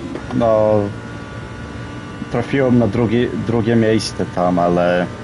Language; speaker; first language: Polish; early bilingual, heritage; Polish